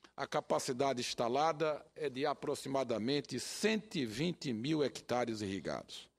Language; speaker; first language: Portuguese; native; Portuguese